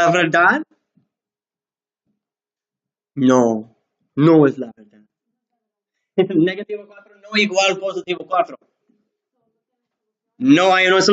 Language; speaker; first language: Spanish; non-native, learner; English